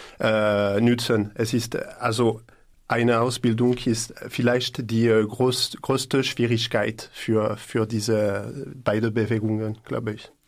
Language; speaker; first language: German; non-native, learner; French